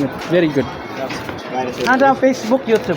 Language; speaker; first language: English; non-native, learner; Filipino